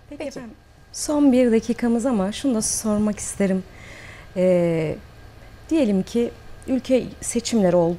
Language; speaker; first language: Turkish; native; Turkish